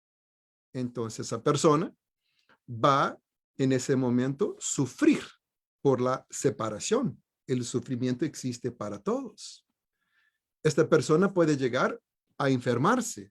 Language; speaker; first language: Spanish; non-native, fluent; Portuguese